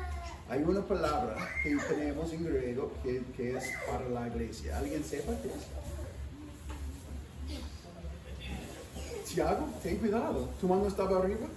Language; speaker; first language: Spanish; non-native, fluent; English